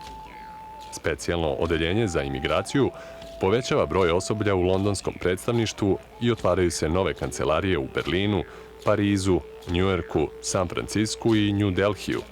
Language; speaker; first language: Bosnian; native; Bosnian